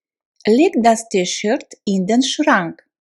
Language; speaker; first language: German; non-native, fluent; Russian